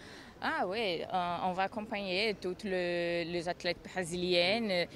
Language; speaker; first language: French; non-native, learner; Portuguese